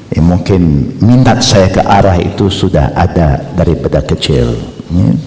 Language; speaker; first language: Malay; non-native, local second language; Chinese